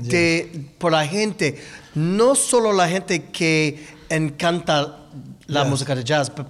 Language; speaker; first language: Spanish; non-native, learner; English